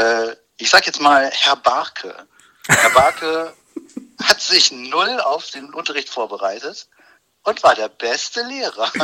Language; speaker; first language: German; native; German